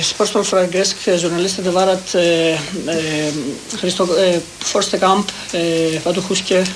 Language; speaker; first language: Norwegian; non-native, learner; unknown